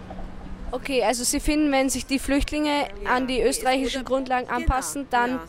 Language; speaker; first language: German; native; German